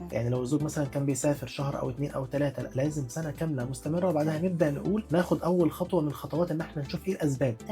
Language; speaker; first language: Arabic; native; Arabic